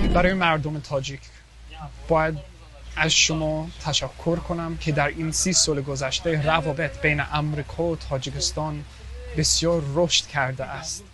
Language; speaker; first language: Persian; non-native, fluent; English